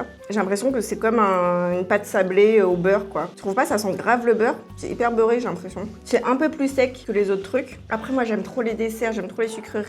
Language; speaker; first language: French; native; French